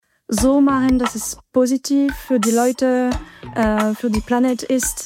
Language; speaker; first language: German; non-native, fluent; French